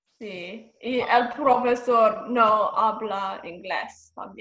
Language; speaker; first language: Spanish; non-native, learner; English